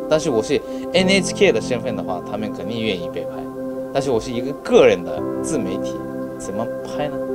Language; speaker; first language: Chinese; non-native, fluent; Japanese